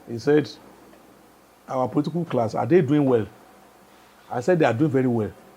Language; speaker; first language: English; non-native, local second language; Yoruba